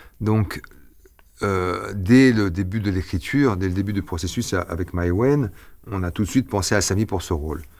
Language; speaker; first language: French; early bilingual, other home language; Arabic